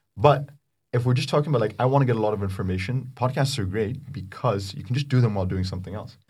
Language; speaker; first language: English; non-native, fluent; Arabic